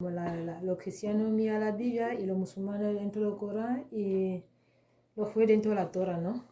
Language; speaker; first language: Spanish; non-native, fluent; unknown